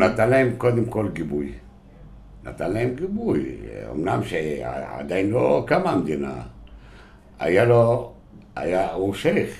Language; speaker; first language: Hebrew; non-native, local second language; Arabic